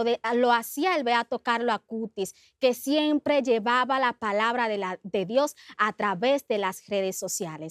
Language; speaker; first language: Spanish; native; Spanish